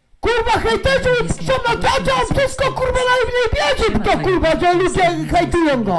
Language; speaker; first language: Polish; native; Polish